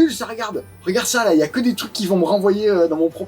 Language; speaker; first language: French; native; French